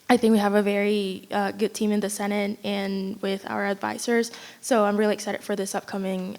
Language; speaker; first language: English; non-native, fluent; Spanish